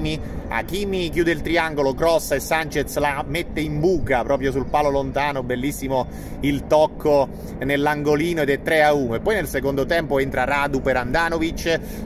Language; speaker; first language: Italian; native; Italian